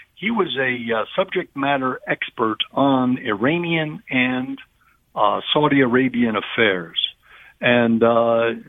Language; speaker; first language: English; native; English